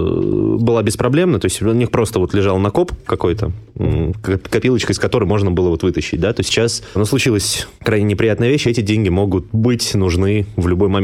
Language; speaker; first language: Russian; native; Russian